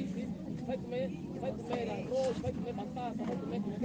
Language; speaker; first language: Portuguese; non-native, local second language; Lingala